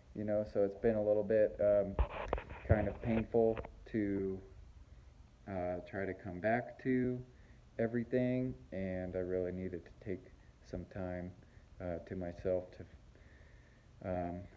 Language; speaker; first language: English; native; English